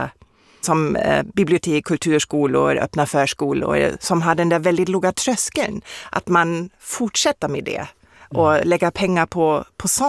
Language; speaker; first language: Swedish; non-native, fluent; German